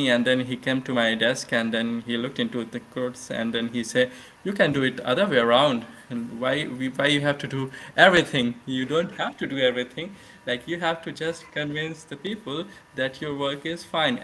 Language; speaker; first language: English; non-native, local second language; Hindi